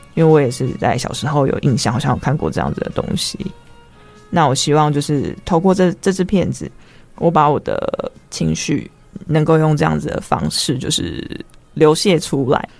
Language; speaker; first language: Chinese; native; Chinese